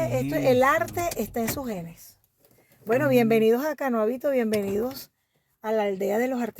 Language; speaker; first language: Spanish; native; Spanish